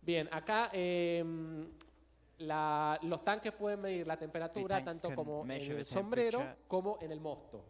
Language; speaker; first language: Spanish; native; Spanish